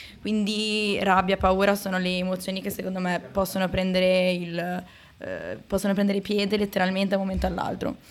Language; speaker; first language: Italian; native; Italian